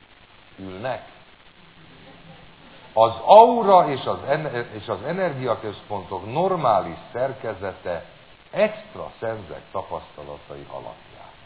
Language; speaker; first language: Hungarian; native; Hungarian